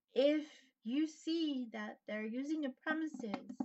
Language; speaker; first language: English; native; English